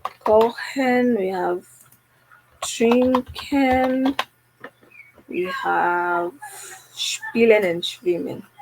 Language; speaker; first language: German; non-native, fluent; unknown